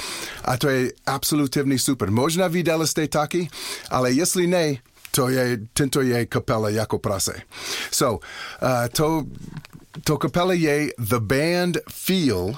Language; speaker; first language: Czech; non-native, learner; English